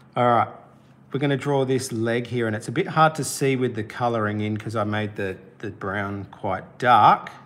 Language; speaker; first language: English; native; English